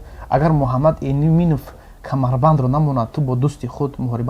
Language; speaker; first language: Persian; native; Persian